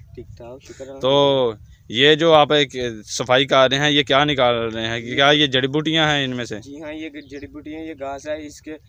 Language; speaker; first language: Urdu; non-native, local second language; Punjabi